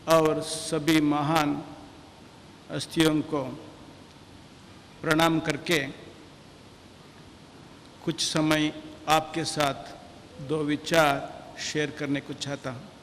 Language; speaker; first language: Hindi; non-native, local second language; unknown